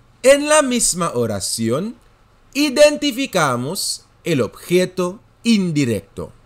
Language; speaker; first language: Spanish; non-native, fluent; Dutch